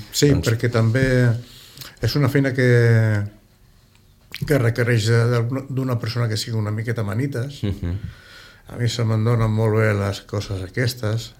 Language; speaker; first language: Catalan; non-native, local second language; Spanish